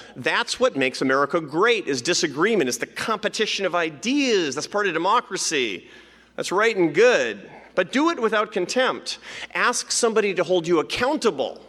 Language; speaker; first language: English; native; English